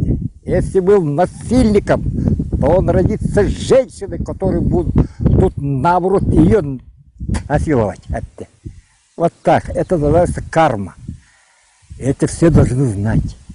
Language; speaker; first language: Russian; non-native, local second language; Yakut